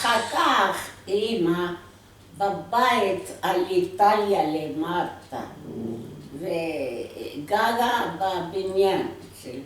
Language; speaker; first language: Hebrew; non-native, learner; Arabic